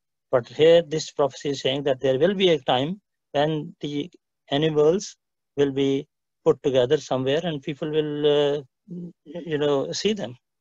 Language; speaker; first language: English; non-native, local second language; Urdu